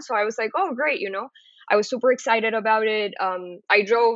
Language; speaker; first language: English; non-native, fluent; Spanish